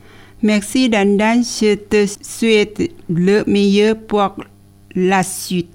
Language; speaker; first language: French; non-native, learner; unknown